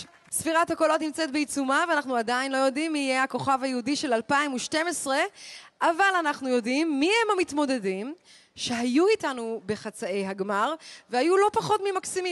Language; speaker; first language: Hebrew; native; Hebrew